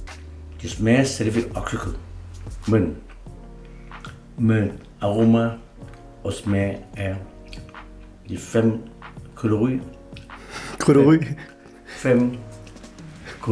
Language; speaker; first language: Danish; non-native, fluent; Chinese